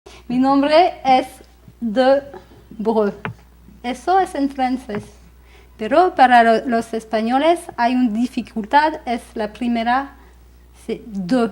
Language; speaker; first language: Spanish; non-native, fluent; French